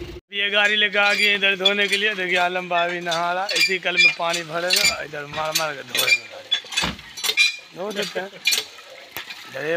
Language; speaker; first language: Hindi; non-native, local second language; Bangla